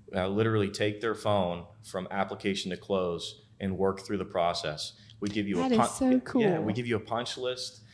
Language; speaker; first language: English; native; English